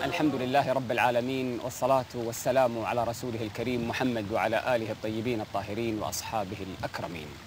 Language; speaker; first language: Arabic; native; Arabic